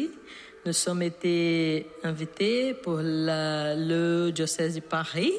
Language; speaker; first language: French; non-native, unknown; Portuguese